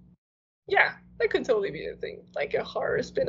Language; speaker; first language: English; non-native, fluent; French